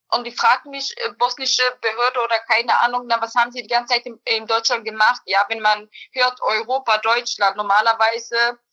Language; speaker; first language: German; early bilingual, other home language; Bosnian